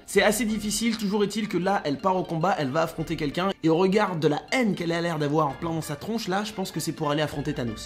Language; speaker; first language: French; native; French